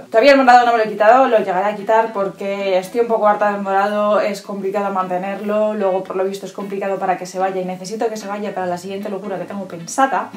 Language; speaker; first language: Spanish; native; Spanish